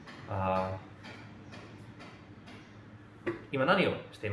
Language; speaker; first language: Japanese; non-native, fluent; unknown